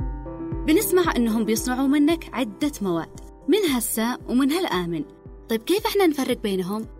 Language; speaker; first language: Arabic; native; Arabic